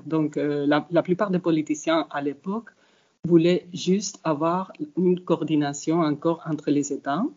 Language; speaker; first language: French; non-native, fluent; Spanish